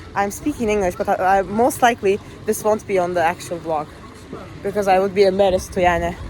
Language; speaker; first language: English; non-native, fluent; Turkish